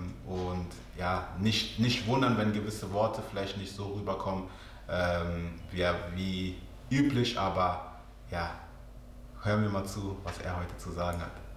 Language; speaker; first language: German; native; German